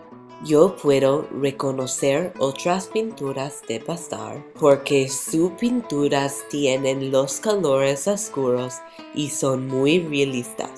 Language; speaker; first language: Spanish; non-native, learner; English